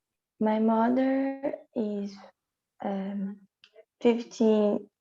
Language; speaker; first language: English; non-native, learner; Portuguese